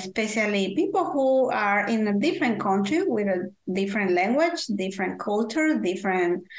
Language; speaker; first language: English; non-native, fluent; Spanish